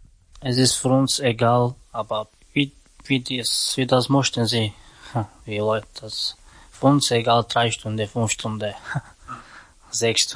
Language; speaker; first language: German; non-native, learner; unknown